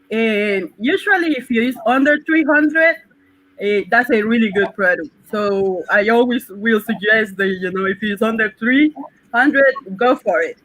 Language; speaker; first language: English; non-native, fluent; Spanish